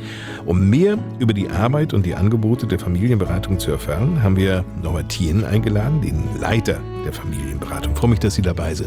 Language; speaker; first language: German; native; German